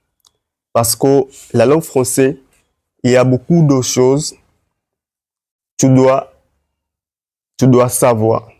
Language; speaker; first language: French; non-native, learner; Swahili